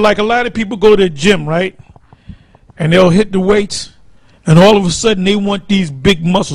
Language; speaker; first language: English; native; English